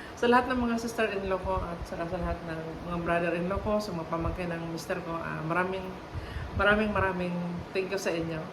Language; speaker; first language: Filipino; non-native, local second language; Cebuano